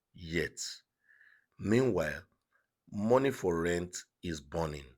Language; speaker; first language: English; non-native, local second language; Yoruba